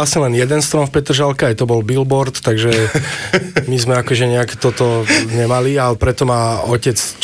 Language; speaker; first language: Slovak; native; Slovak